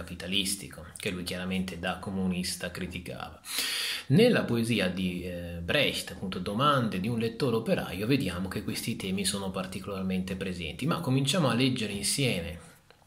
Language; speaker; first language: Italian; native; Italian